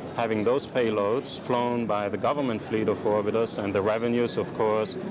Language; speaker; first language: English; non-native, fluent; German